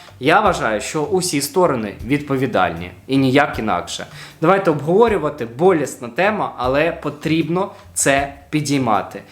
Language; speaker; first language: Ukrainian; non-native, local second language; Russian